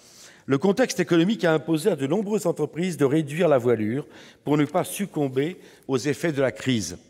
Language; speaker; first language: French; native; French